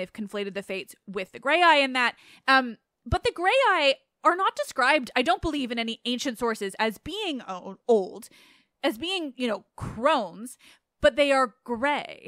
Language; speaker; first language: English; native; English